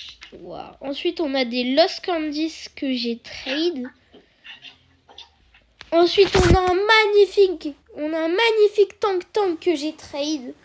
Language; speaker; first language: French; native; French